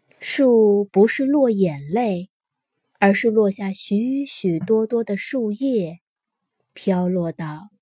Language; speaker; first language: Chinese; native; Chinese